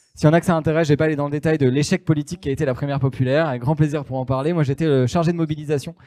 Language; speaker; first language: French; native; French